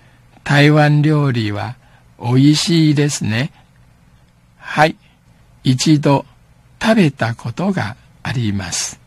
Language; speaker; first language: Japanese; non-native, fluent; Min Nan Chinese